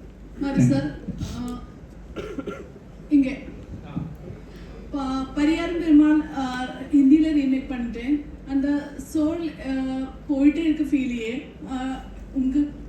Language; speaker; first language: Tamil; non-native, learner; Malayalam